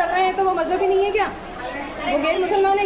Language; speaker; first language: Hindi; native; Hindi